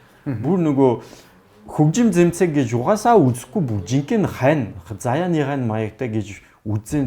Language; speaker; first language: Mongolian; non-native, fluent; French